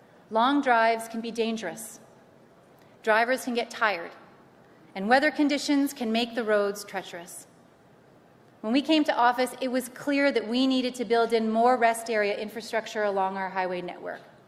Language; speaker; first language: English; native; English